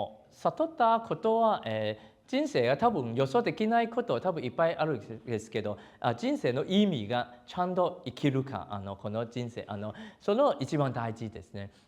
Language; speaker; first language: Japanese; non-native, learner; Cantonese